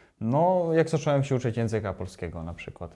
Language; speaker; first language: Polish; non-native, fluent; Ukrainian